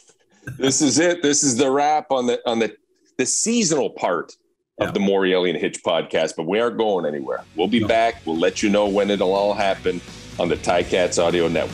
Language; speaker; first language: English; native; English